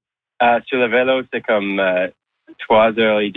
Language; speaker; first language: French; non-native, local second language; English